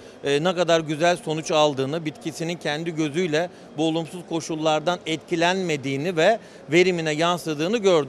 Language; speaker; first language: Turkish; native; Turkish